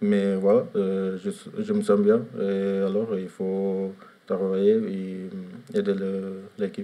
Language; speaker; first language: French; non-native, learner; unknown